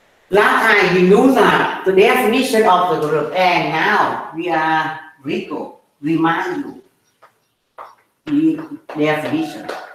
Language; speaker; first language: English; non-native, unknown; Vietnamese